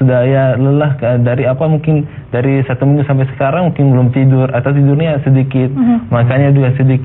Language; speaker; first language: Indonesian; non-native, fluent; Arabic